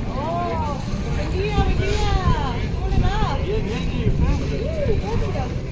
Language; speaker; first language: Spanish; non-native, learner; Thai